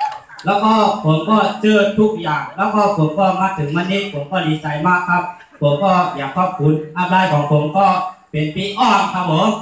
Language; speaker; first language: Thai; non-native, local second language; Shan